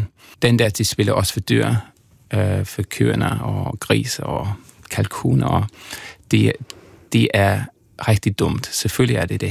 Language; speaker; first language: Danish; non-native, learner; English